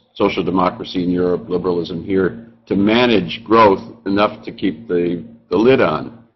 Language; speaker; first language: English; native; English